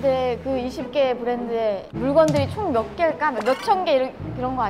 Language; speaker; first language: Korean; native; Korean